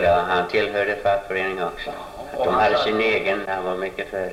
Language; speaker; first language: Swedish; early bilingual, heritage; Swedish